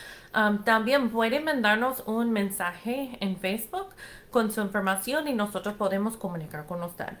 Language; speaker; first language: Spanish; non-native, fluent; English